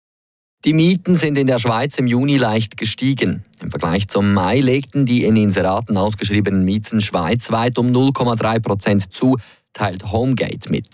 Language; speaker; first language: German; native; German